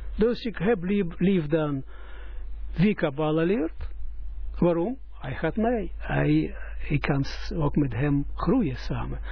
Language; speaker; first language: Dutch; non-native, fluent; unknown